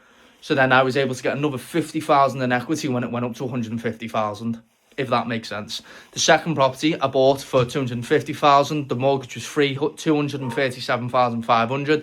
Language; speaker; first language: English; native; English